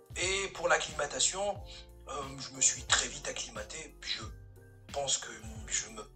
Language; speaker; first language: French; non-native, local second language; Kabyle